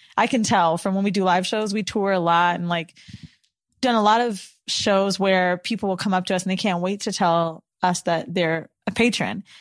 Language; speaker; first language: English; native; English